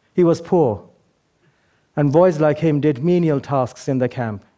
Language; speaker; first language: English; native; English